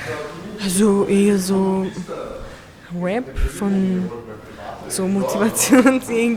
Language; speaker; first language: German; early bilingual, other home language; Turkish